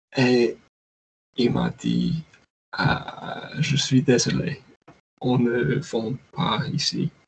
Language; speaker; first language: French; non-native, learner; English